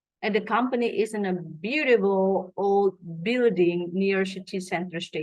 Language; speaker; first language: English; non-native, fluent; Indonesian